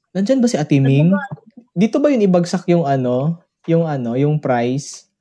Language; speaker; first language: Filipino; non-native, local second language; Cebuano